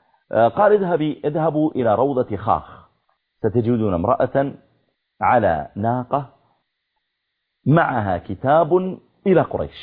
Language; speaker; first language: Arabic; native; Arabic